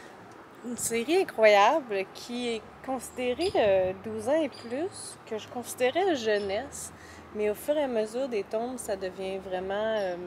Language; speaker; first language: French; native; French